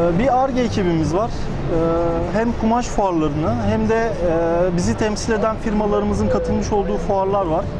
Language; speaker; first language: Turkish; early bilingual, heritage; Turkish